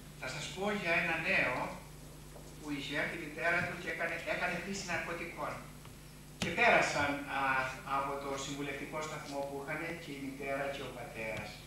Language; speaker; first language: Greek; native; Greek